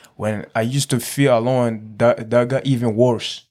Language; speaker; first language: English; early bilingual, other home language; Kinyarwanda